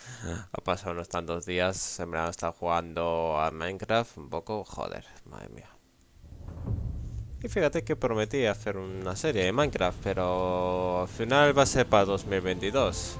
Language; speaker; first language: Spanish; native; Spanish